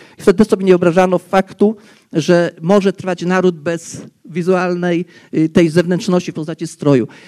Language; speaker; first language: Polish; non-native, local second language; Rusyn